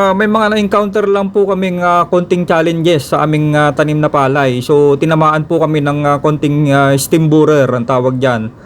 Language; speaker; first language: Filipino; non-native, local second language; Iloko